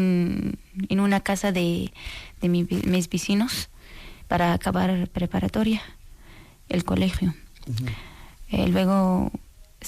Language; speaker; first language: Spanish; non-native, learner; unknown